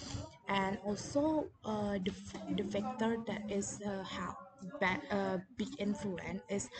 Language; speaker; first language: English; non-native, learner; Indonesian